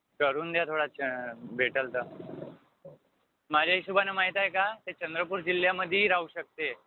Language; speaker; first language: Marathi; non-native, local second language; Hindi